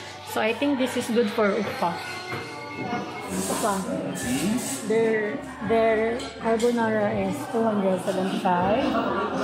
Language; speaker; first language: English; non-native, learner; Cebuano